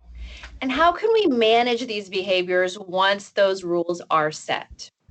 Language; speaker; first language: English; native; English